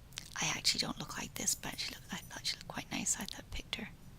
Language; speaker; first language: English; native; English